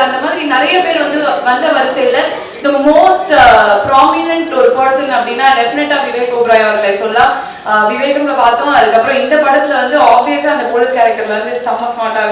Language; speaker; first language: Tamil; native; Tamil